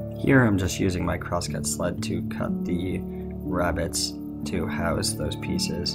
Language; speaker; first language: English; native; English